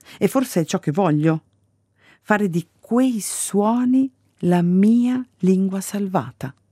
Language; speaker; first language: Italian; early bilingual, other home language; Galician